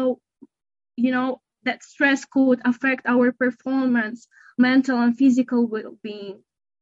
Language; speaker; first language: English; non-native, fluent; Russian